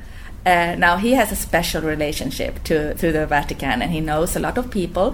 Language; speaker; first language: English; non-native, fluent; Swedish